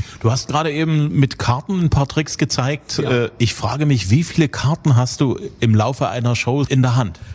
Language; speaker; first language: German; native; German